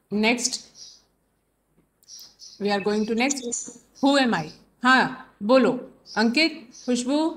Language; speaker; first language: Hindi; native; Hindi